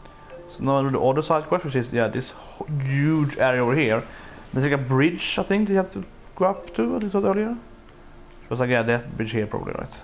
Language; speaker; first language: English; non-native, fluent; Swedish